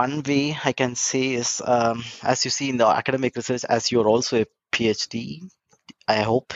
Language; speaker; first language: English; non-native, local second language; Tamil